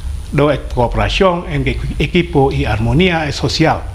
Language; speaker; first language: Spanish; non-native, fluent; Indonesian